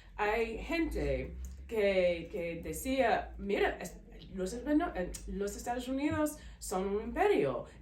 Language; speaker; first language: Spanish; non-native, learner; English